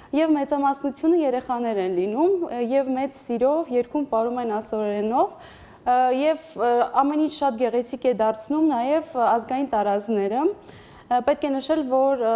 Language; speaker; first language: Armenian; non-native, local second language; Assyrian Neo-Aramaic